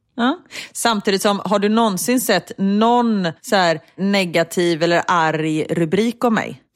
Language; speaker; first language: Swedish; native; Swedish